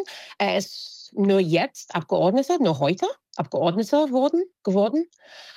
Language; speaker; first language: German; non-native, fluent; English